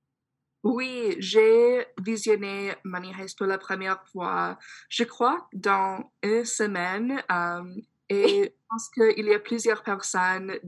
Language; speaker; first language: French; non-native, fluent; English